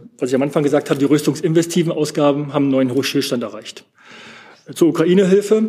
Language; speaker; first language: German; native; German